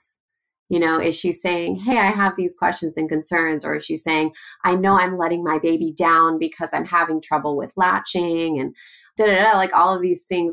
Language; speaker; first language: English; native; English